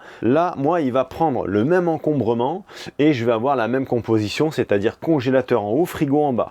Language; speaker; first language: French; native; French